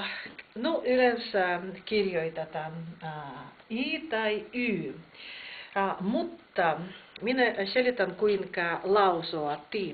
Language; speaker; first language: Finnish; non-native, fluent; Russian